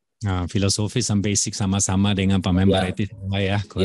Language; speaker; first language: Indonesian; non-native, fluent; German